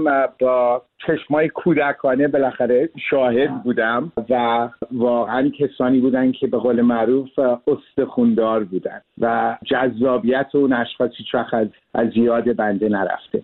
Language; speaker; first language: Persian; early bilingual, heritage; Persian